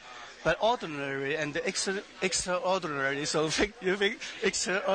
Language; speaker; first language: English; non-native, learner; Chinese